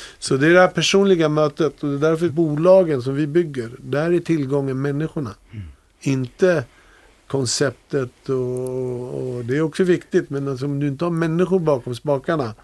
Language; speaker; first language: Swedish; early bilingual, other home language; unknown